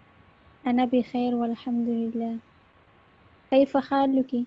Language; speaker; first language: Arabic; non-native, learner; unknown